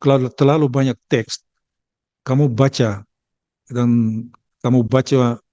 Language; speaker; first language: Indonesian; early bilingual, heritage; Dutch